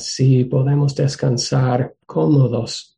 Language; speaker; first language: Spanish; non-native, fluent; English